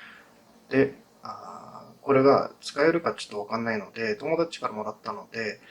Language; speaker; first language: Japanese; non-native, fluent; English